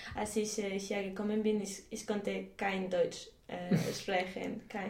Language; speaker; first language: German; non-native, fluent; Spanish